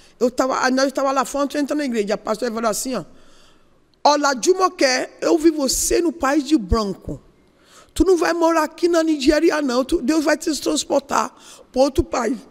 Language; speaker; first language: Portuguese; non-native, learner; Yoruba